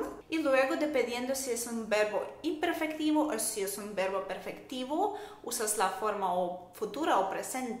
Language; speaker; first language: Spanish; non-native, fluent; Russian